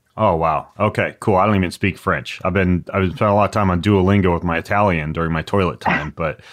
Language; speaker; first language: English; native; English